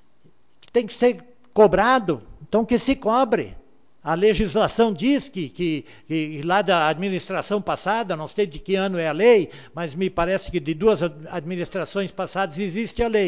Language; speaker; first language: Portuguese; native; Portuguese